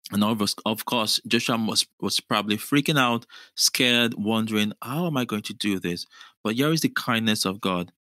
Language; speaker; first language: English; non-native, local second language; Yoruba